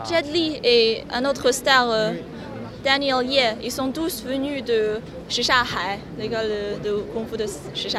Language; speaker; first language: French; non-native, fluent; Chinese